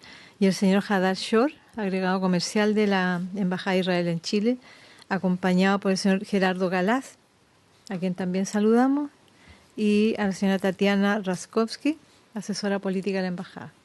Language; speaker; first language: Spanish; native; Spanish